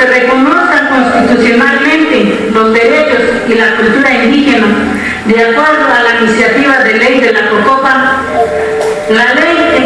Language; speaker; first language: Spanish; non-native, local second language; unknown